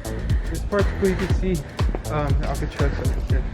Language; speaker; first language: English; native; English